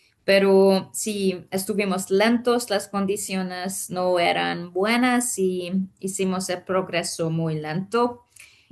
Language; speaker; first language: Spanish; non-native, fluent; Hungarian